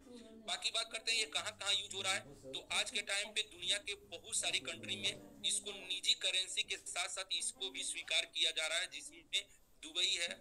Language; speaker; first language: Hindi; native; Hindi